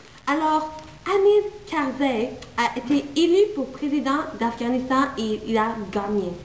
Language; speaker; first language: French; non-native, local second language; English